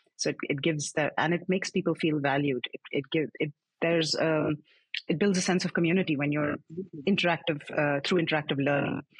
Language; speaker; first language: English; non-native, local second language; Hindi